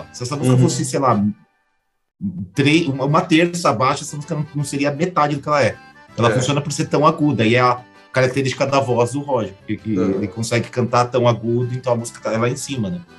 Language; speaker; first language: Portuguese; native; Portuguese